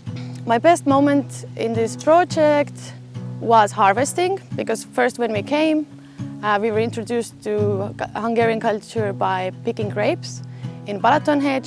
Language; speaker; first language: English; non-native, learner; Estonian